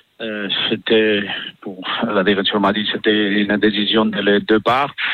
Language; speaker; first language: French; non-native, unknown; Catalan